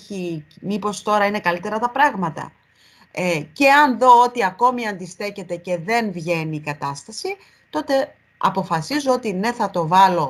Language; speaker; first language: Greek; native; Greek